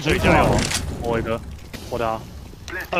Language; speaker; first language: Chinese; native; Chinese